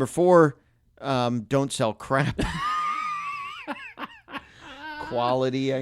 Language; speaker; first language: English; native; English